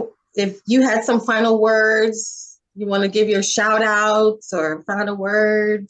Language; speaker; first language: English; native; English